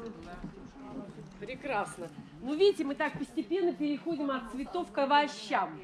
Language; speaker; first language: Russian; native; Russian